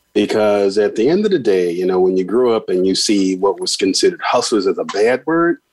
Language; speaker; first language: English; native; English